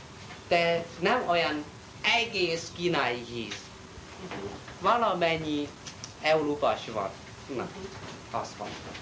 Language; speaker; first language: Hungarian; non-native, learner; Chinese